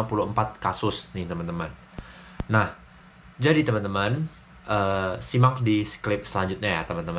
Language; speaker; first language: Indonesian; native; Indonesian